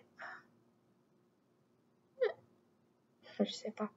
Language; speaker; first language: French; non-native, learner; English